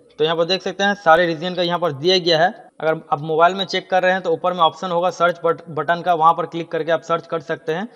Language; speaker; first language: Hindi; non-native, local second language; Bangla